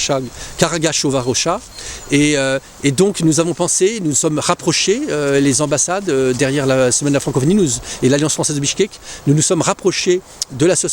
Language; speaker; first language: French; native; French